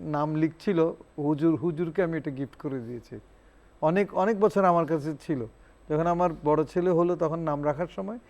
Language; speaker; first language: Bangla; non-native, local second language; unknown